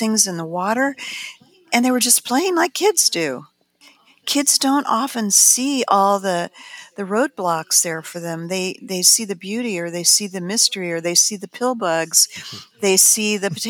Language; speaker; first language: English; native; English